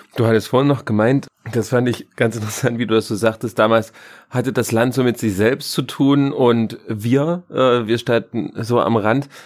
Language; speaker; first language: German; native; German